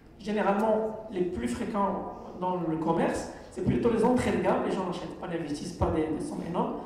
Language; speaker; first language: French; non-native, local second language; Arabic